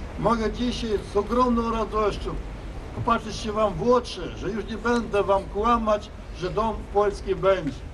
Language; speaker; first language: Polish; early bilingual, heritage; Polish